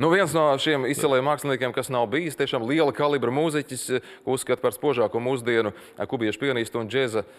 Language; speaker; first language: Latvian; native; Latvian